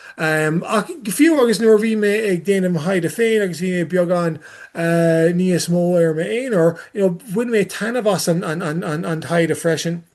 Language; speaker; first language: Irish; non-native, learner; English